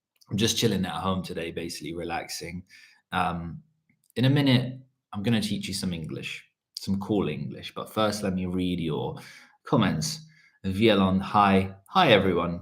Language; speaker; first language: English; early bilingual, other home language; Polish